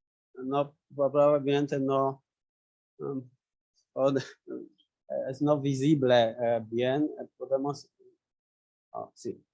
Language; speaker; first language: Spanish; non-native, learner; Polish